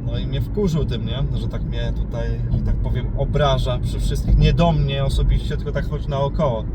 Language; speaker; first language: Polish; native; Polish